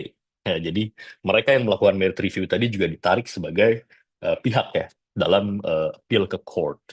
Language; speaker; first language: Indonesian; native; Indonesian